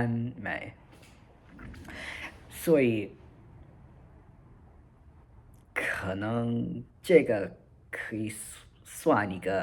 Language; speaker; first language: Chinese; non-native, learner; English